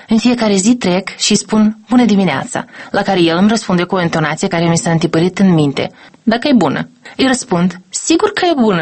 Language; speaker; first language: Romanian; native; Romanian